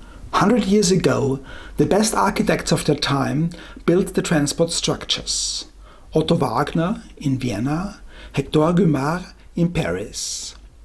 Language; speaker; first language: English; non-native, fluent; German